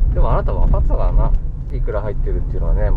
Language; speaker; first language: Japanese; native; Japanese